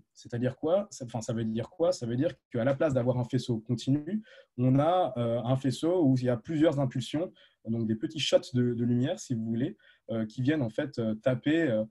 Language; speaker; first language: French; native; French